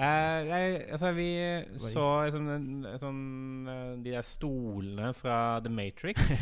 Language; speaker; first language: Norwegian; native; Norwegian